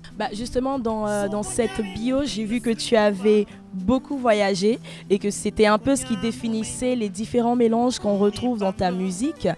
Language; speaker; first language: French; native; French